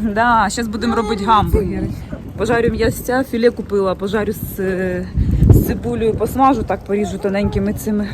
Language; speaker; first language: Ukrainian; native; Ukrainian